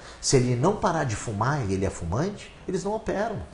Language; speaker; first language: Portuguese; native; Portuguese